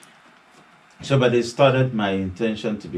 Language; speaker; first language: English; non-native, local second language; Igbo